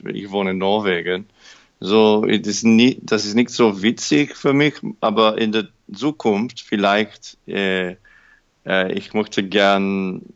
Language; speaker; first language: German; non-native, learner; English